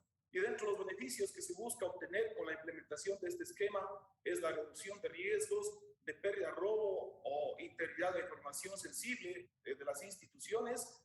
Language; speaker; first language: Spanish; native; Spanish